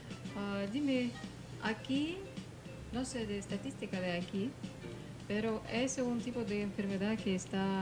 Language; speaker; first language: Spanish; non-native, fluent; Russian